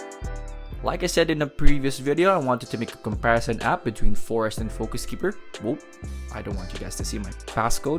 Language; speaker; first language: English; non-native, local second language; Filipino